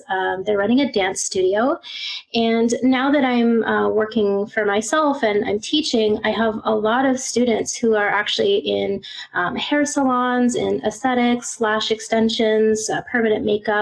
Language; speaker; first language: English; native; English